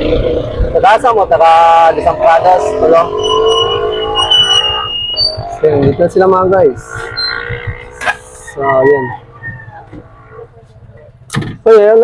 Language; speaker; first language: Filipino; non-native, local second language; Cebuano